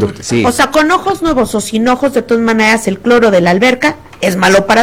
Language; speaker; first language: Spanish; native; Spanish